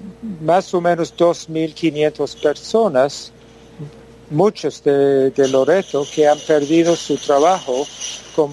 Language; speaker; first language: Spanish; non-native, fluent; English